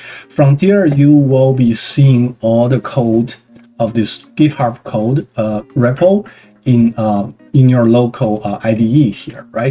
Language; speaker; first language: English; non-native, fluent; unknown